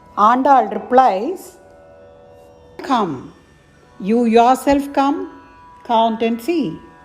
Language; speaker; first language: English; non-native, local second language; Tamil